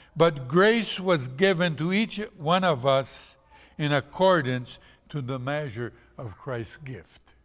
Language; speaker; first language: English; non-native, fluent; Portuguese